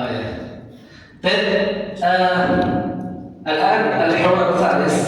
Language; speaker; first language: Arabic; non-native, fluent; Indonesian